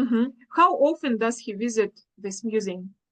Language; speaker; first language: English; non-native, fluent; Russian